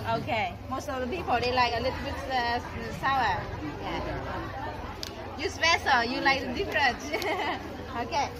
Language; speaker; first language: English; non-native, learner; Vietnamese